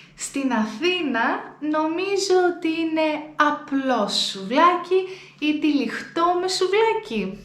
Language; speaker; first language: Greek; native; Greek